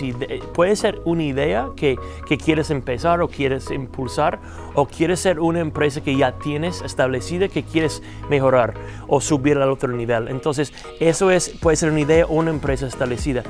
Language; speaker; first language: Spanish; non-native, fluent; English